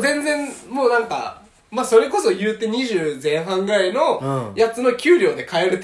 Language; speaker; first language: Japanese; native; Japanese